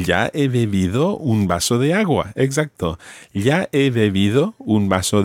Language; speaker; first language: Spanish; non-native, fluent; English